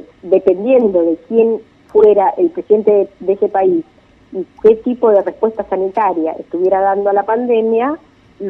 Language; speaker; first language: Spanish; native; Spanish